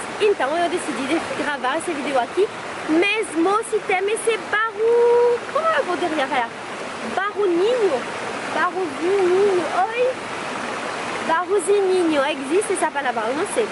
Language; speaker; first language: Portuguese; non-native, fluent; French